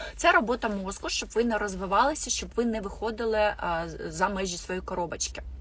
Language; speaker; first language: Ukrainian; non-native, local second language; Russian